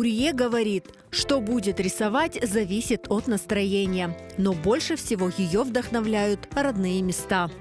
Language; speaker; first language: Russian; native; Russian